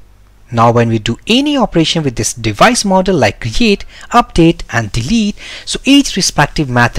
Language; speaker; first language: English; non-native, local second language; Hindi